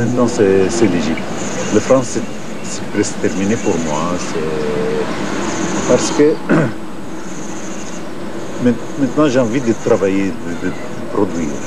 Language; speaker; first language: French; non-native, fluent; Arabic